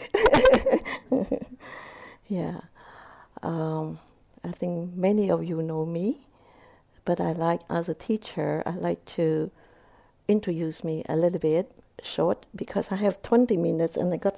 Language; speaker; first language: English; non-native, fluent; Vietnamese